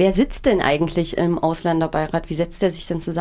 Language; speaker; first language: German; native; German